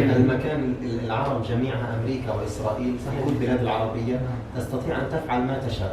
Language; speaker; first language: Arabic; native; Arabic